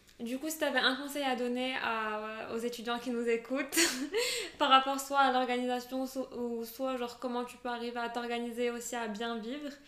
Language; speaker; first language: French; non-native, local second language; Arabic